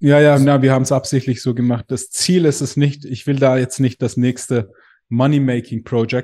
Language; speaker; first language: German; native; German